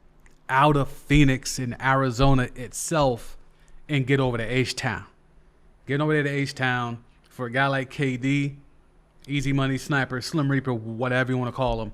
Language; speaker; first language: English; native; English